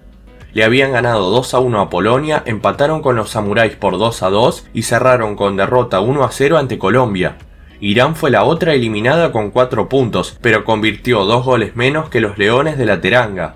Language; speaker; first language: Spanish; native; Spanish